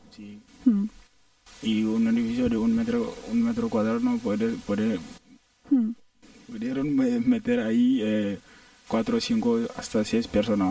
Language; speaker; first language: Spanish; non-native, learner; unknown